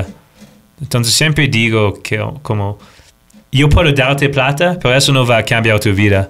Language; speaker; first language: Spanish; non-native, fluent; English